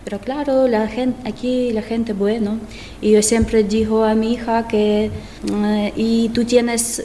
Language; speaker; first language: Spanish; non-native, learner; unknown